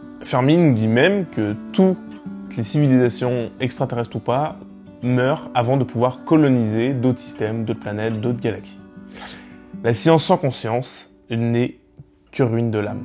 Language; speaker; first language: French; native; French